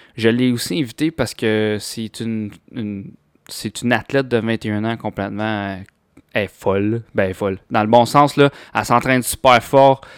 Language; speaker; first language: French; native; French